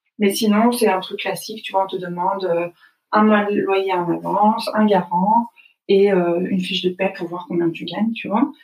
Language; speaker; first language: French; native; French